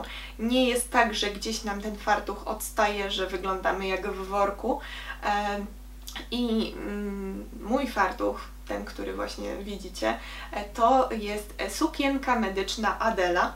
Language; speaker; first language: Polish; native; Polish